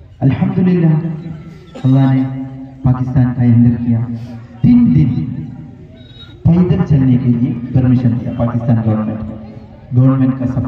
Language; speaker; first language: Hindi; non-native, local second language; Malayalam